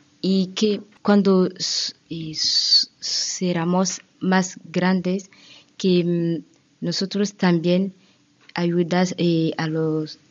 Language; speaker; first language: Spanish; non-native, learner; French